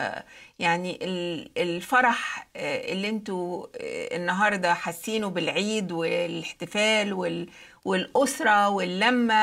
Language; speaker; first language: Arabic; native; Arabic